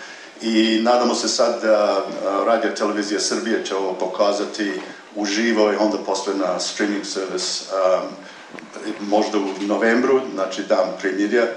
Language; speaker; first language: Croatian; early bilingual, heritage; Serbian